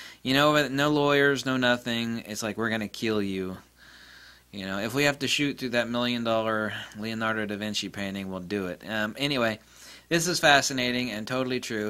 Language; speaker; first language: English; native; English